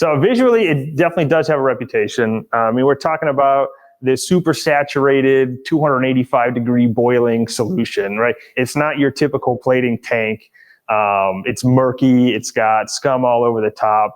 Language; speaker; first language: English; native; English